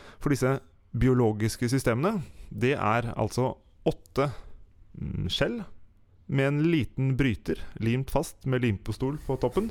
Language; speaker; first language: Norwegian; native; Norwegian